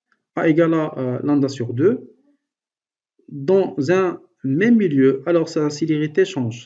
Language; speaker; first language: French; non-native, local second language; Arabic